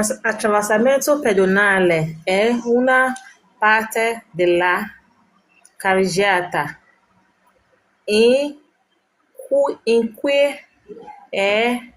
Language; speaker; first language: Italian; non-native, learner; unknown